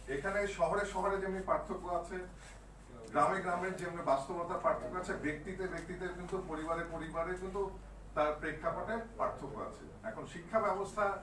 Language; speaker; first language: Bangla; native; Bangla